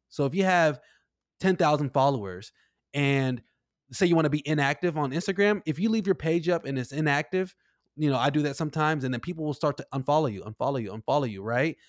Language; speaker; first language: English; native; English